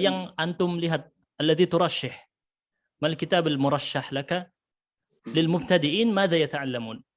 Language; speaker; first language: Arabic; non-native, fluent; Indonesian